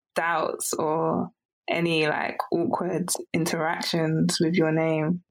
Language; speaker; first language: English; native; English